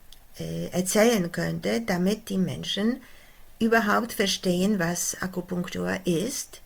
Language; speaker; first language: German; non-native, fluent; Polish